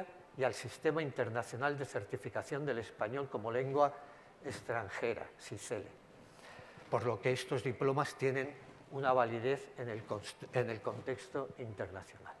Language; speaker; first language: Spanish; native; Spanish